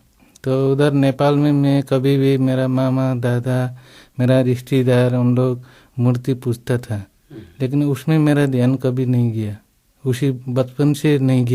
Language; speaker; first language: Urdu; non-native, learner; Nepali